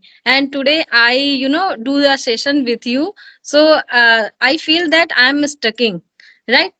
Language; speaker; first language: English; non-native, learner; Hindi